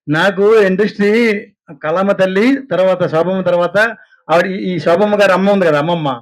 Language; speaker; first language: Telugu; native; Telugu